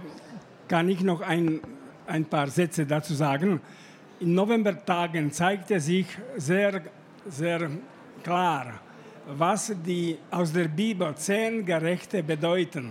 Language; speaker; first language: German; non-native, fluent; Slovak